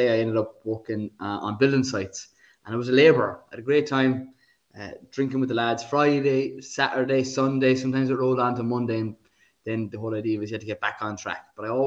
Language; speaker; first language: English; native; English